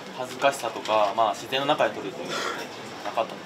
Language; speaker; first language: Japanese; native; Japanese